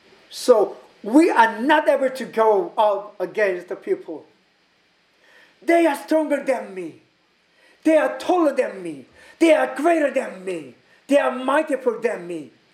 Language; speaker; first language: English; non-native, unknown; Korean